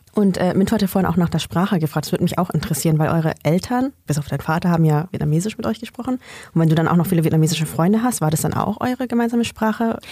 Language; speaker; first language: German; early bilingual, other home language; Vietnamese